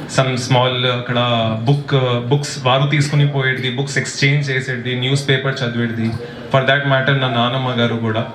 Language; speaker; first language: Telugu; non-native, local second language; Hindi